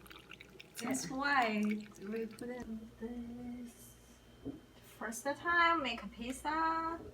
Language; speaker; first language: English; non-native, learner; Chinese